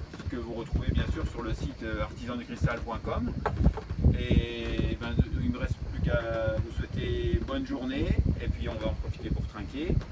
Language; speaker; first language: French; native; French